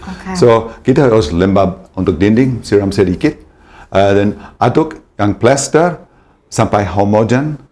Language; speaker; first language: Indonesian; non-native, fluent; English